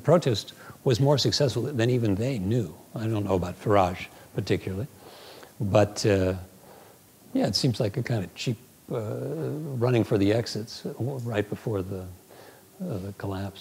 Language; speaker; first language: English; native; English